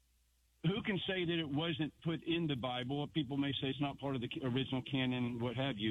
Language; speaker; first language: English; native; English